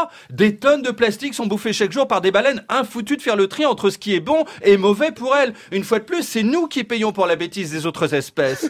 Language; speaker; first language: French; native; French